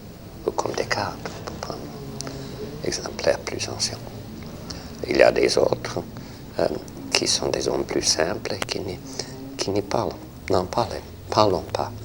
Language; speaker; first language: French; non-native, fluent; English